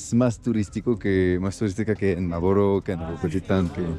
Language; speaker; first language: Spanish; non-native, learner; French